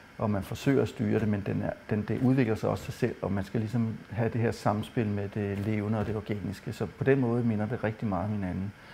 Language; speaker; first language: Danish; native; Danish